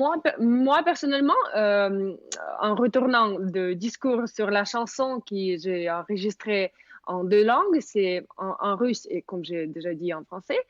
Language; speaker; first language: French; non-native, fluent; Russian